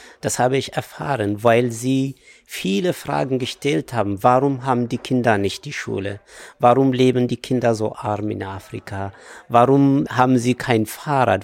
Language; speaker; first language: German; non-native, fluent; Amharic